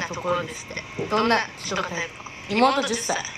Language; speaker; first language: Japanese; native; Japanese